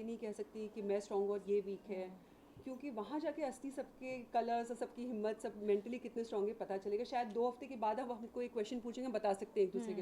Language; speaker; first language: Hindi; native; Hindi